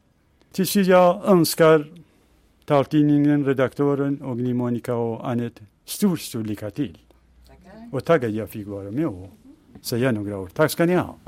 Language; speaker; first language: Swedish; non-native, fluent; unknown